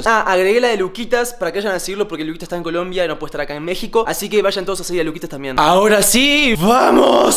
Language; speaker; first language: Spanish; native; Spanish